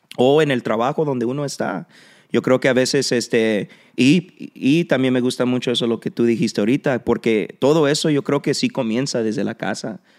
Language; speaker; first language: Spanish; early bilingual, heritage; Spanish